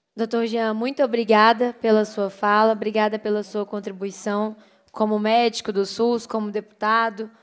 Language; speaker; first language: Portuguese; native; Portuguese